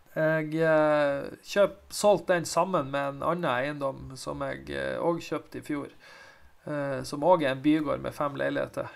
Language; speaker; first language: Norwegian; native; Norwegian